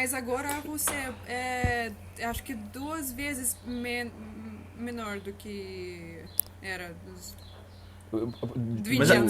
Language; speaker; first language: Portuguese; non-native, learner; Russian